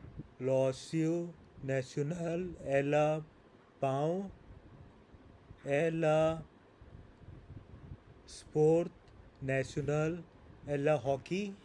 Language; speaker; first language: French; non-native, learner; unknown